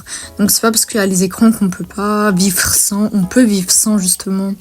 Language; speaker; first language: French; native; French